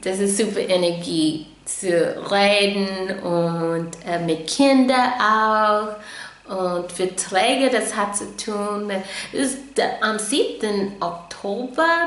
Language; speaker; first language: German; non-native, fluent; English